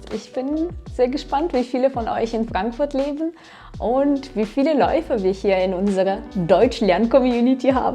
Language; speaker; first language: German; non-native, fluent; Russian